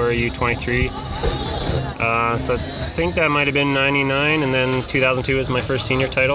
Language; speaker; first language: English; native; English